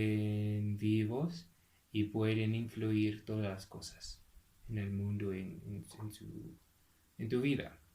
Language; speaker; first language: Spanish; non-native, fluent; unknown